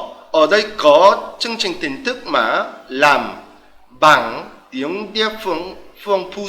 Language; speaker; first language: Vietnamese; non-native, fluent; Korean